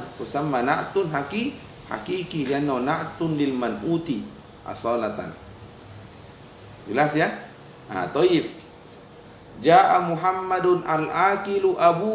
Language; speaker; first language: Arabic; non-native, fluent; Indonesian